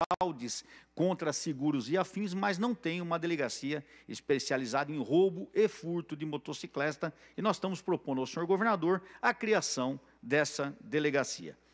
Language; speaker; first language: Portuguese; native; Portuguese